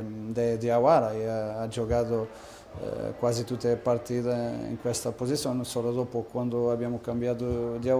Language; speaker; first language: Italian; non-native, fluent; Portuguese